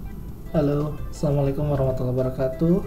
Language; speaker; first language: Indonesian; native; Indonesian